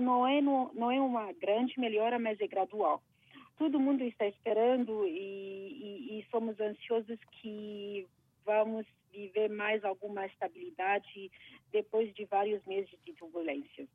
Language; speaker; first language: Portuguese; non-native, fluent; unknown